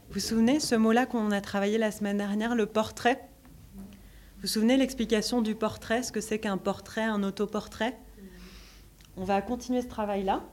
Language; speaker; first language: French; native; French